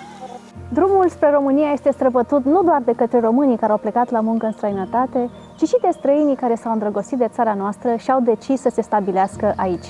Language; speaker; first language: Romanian; native; Romanian